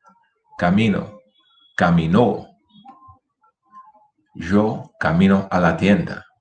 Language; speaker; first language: Spanish; non-native, fluent; English